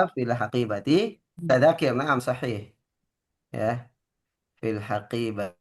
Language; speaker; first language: Arabic; non-native, fluent; Indonesian